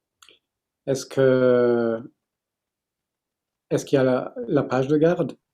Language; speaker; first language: French; non-native, fluent; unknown